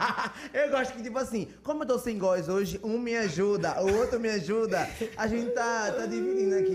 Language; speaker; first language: Portuguese; native; Portuguese